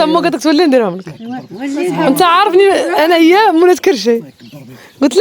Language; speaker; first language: Arabic; native; Arabic